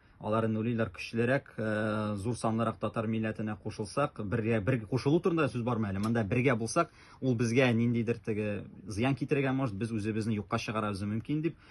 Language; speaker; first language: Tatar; native; Tatar